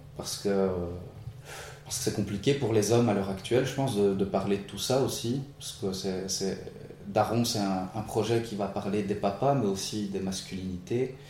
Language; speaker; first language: French; native; French